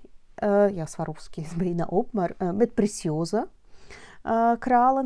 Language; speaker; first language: Dutch; non-native, learner; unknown